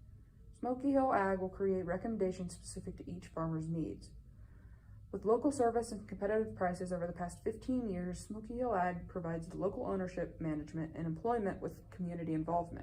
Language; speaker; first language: English; native; English